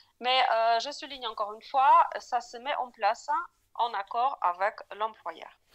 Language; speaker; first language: French; non-native, fluent; Polish